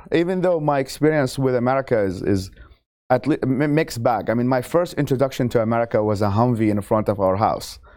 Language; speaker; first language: English; non-native, fluent; Arabic